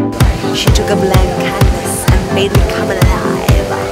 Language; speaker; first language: English; native; English